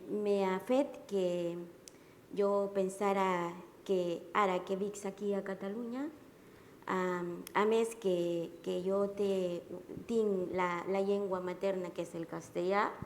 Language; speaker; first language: Catalan; non-native, learner; Spanish